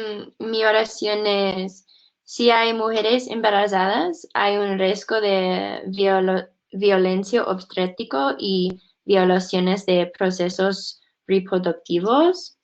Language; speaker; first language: Spanish; non-native, learner; English